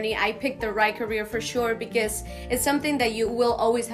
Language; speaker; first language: English; non-native, fluent; Spanish